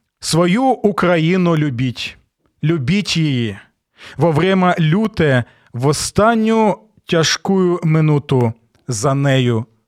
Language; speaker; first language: Ukrainian; non-native, local second language; Russian